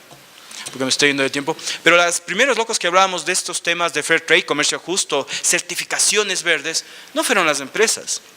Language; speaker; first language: Spanish; native; Spanish